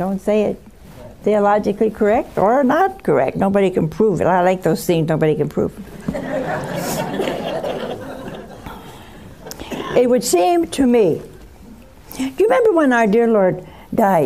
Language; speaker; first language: English; native; English